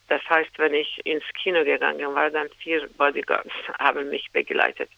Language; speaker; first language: German; non-native, fluent; Persian